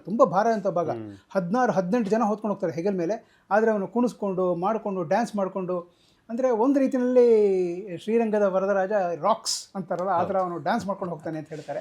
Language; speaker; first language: Kannada; native; Kannada